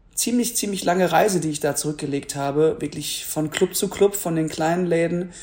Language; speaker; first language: German; native; German